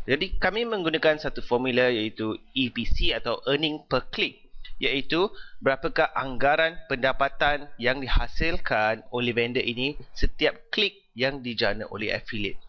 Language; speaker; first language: Malay; native; Malay